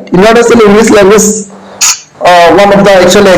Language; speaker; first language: English; non-native, learner; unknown